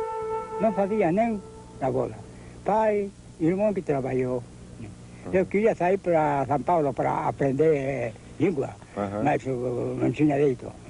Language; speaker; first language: Portuguese; non-native, learner; Japanese